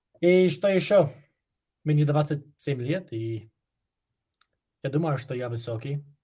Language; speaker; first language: Russian; non-native, learner; English